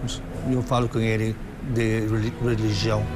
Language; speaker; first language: Portuguese; non-native, learner; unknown